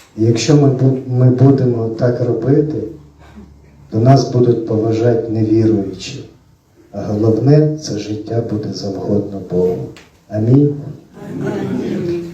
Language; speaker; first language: Ukrainian; non-native, local second language; Russian